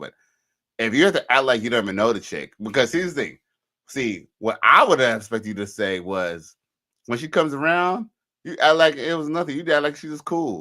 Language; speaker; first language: English; native; English